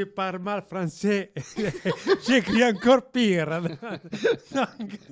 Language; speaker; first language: French; non-native, fluent; Italian